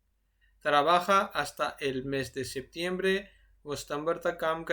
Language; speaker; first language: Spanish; non-native, fluent; Urdu